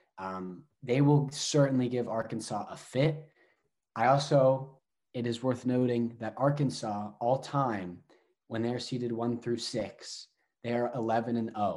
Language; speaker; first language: English; native; English